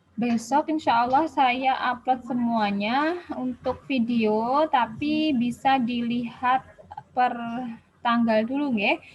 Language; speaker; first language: Indonesian; native; Indonesian